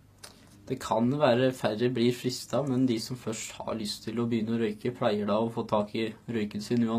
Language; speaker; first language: Norwegian; native; Norwegian